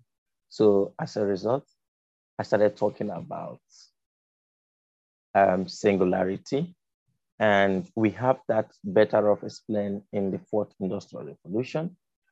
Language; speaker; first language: English; non-native, local second language; Igbo